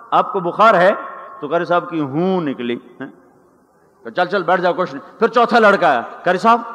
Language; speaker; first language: Urdu; non-native, local second language; Punjabi